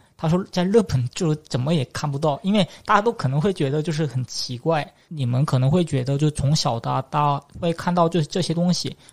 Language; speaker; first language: Chinese; non-native, fluent; Korean